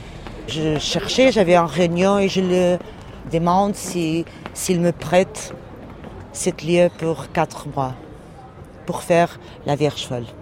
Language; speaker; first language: French; non-native, learner; Portuguese